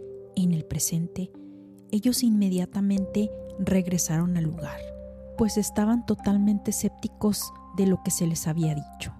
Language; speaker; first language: Spanish; native; Spanish